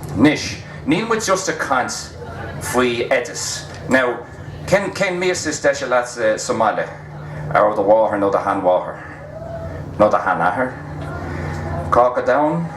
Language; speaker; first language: Irish; native; Irish